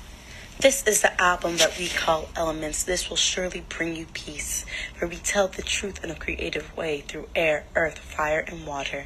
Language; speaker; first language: English; native; English